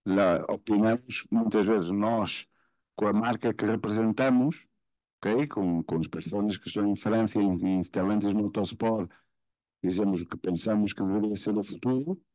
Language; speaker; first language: Spanish; non-native, fluent; Portuguese